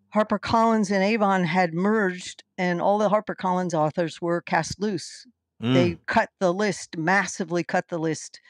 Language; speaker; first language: English; native; English